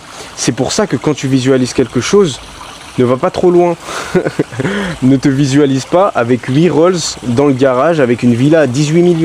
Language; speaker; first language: French; native; French